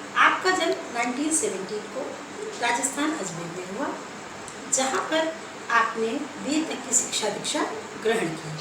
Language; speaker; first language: Hindi; native; Hindi